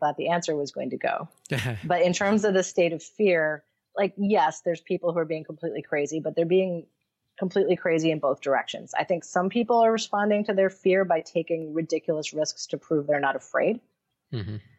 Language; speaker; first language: English; native; English